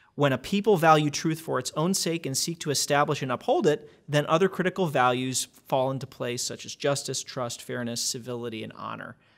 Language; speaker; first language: English; native; English